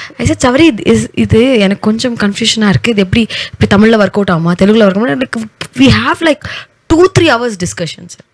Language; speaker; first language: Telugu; native; Telugu